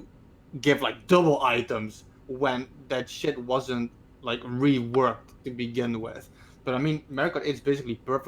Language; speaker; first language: English; native; English